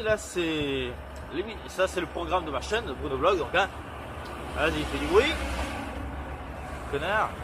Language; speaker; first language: French; native; French